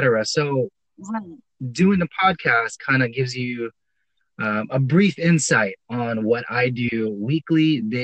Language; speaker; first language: English; non-native, local second language; Filipino